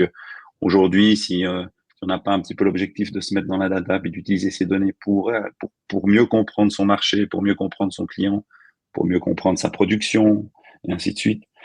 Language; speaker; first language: French; native; French